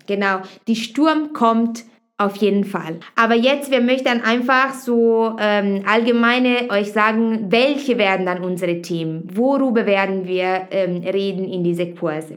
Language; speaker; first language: German; non-native, fluent; Italian